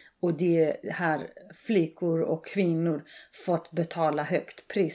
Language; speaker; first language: Swedish; non-native, fluent; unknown